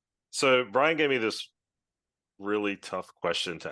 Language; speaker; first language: English; native; English